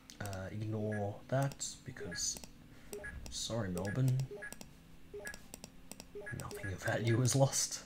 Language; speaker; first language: English; native; English